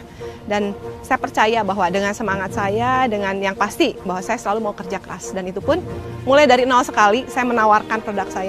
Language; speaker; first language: Indonesian; native; Indonesian